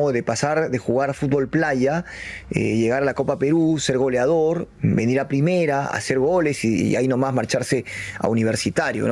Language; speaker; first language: Spanish; native; Spanish